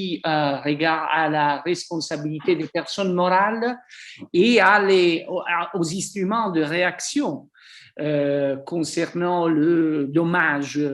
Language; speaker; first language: French; non-native, fluent; Italian